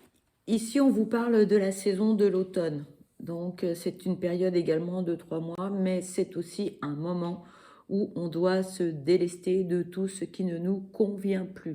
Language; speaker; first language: French; native; French